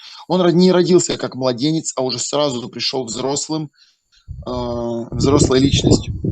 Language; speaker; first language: Russian; native; Russian